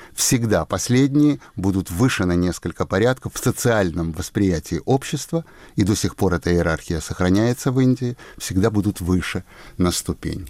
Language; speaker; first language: Russian; native; Russian